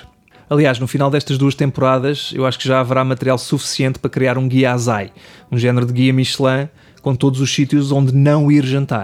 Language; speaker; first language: Portuguese; native; Portuguese